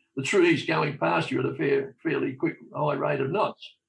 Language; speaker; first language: English; native; English